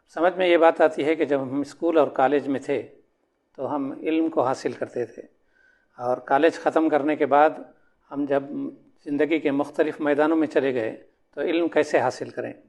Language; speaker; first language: Urdu; native; Urdu